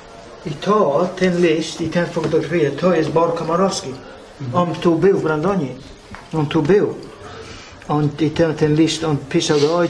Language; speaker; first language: Polish; early bilingual, heritage; English